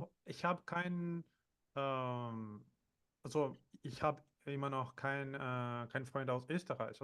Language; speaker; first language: German; non-native, fluent; Portuguese